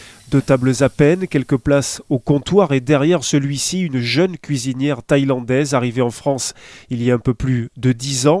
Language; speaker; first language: French; native; French